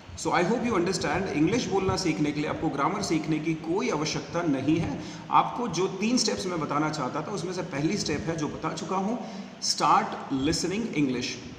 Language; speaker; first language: Hindi; native; Hindi